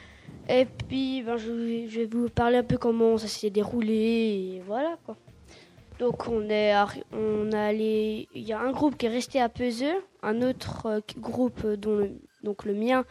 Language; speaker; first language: French; native; French